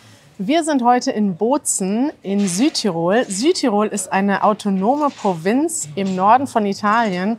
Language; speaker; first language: German; native; German